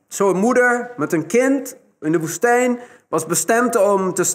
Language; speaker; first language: Dutch; non-native, fluent; Spanish